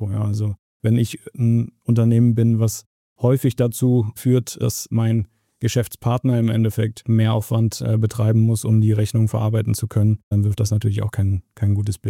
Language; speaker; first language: German; native; German